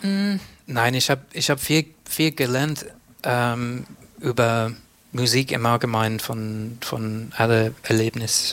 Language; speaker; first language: German; non-native, fluent; English